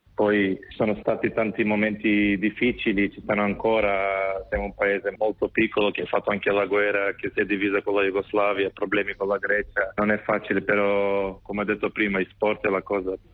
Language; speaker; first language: Italian; non-native, fluent; Macedonian